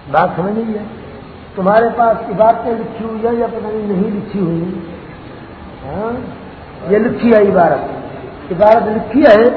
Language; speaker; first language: Urdu; non-native, local second language; Punjabi